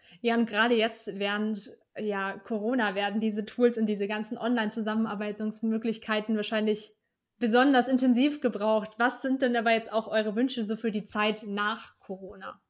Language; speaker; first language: German; native; German